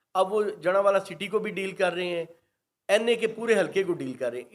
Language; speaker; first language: Urdu; non-native, local second language; Punjabi